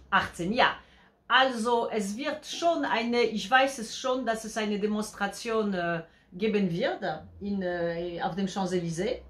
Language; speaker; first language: German; non-native, fluent; Polish